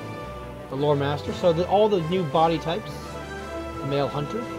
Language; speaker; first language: English; native; English